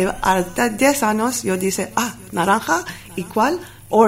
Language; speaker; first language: Spanish; non-native, learner; Armenian